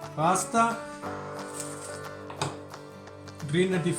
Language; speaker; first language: German; non-native, learner; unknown